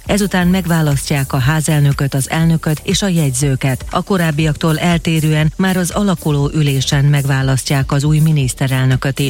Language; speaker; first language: Hungarian; native; Hungarian